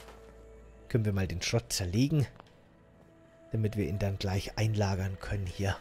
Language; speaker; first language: German; native; German